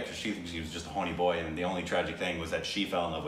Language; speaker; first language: English; native; English